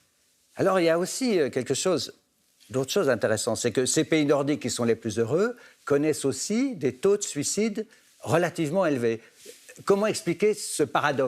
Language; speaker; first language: French; native; French